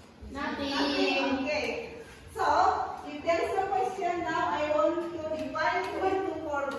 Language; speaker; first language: English; non-native, fluent; Indonesian